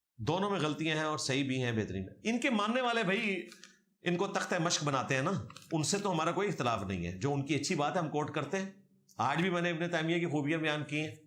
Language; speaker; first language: Urdu; non-native, local second language; Punjabi